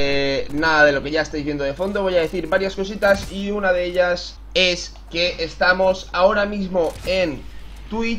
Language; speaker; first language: Spanish; native; Spanish